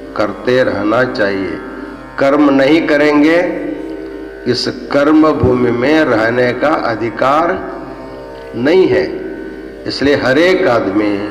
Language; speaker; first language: Hindi; non-native, local second language; Kannada